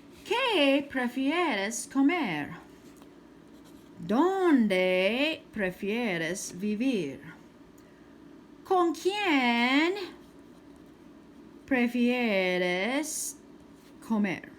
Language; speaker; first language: Spanish; non-native, fluent; English